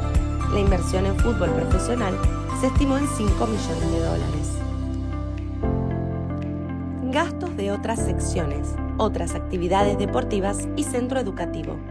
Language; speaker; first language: Spanish; native; Spanish